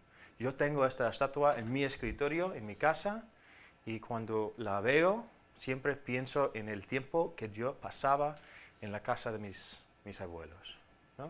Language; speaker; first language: Spanish; non-native, fluent; English